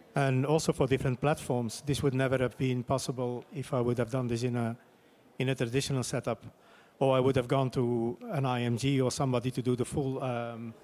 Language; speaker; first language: English; non-native, fluent; Dutch